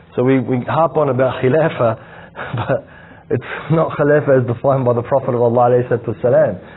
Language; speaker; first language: English; native; English